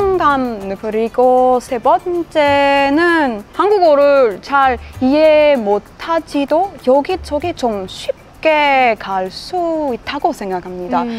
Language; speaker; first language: Korean; non-native, fluent; French